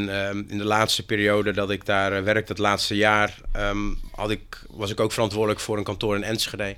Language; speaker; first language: Dutch; native; Dutch